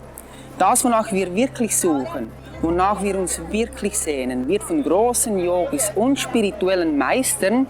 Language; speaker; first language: German; non-native, fluent; English